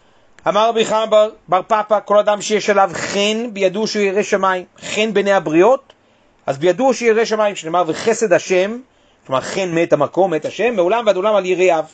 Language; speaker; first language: Hebrew; native; Hebrew